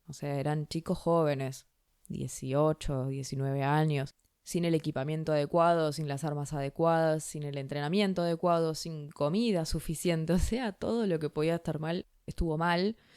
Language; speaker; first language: Spanish; native; Spanish